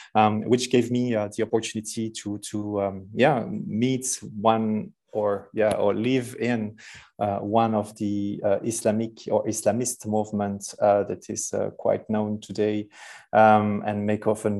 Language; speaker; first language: English; non-native, fluent; French